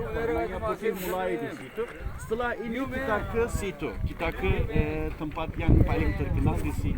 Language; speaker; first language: Indonesian; non-native, fluent; Turkish